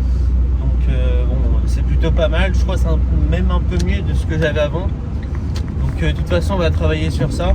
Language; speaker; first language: French; native; French